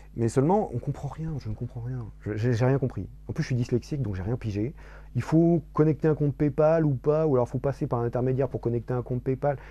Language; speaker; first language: French; native; French